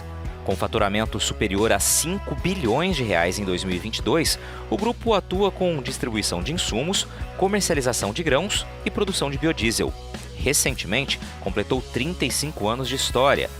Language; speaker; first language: Portuguese; native; Portuguese